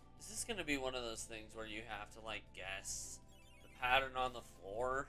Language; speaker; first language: English; native; English